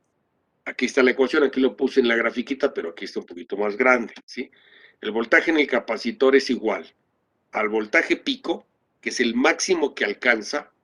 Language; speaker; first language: Spanish; native; Spanish